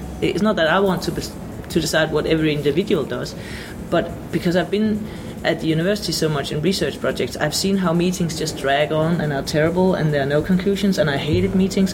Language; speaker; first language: English; non-native, fluent; Danish